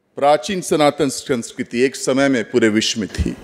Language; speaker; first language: Hindi; native; Hindi